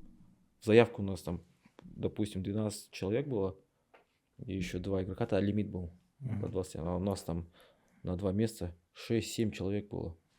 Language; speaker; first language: Russian; native; Russian